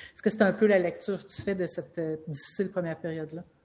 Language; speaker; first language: French; native; French